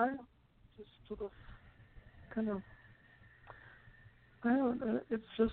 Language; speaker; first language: English; non-native, fluent; German